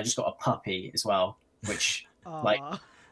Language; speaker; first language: English; native; English